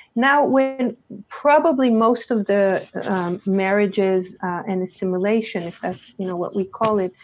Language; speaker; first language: English; early bilingual, other home language; Hebrew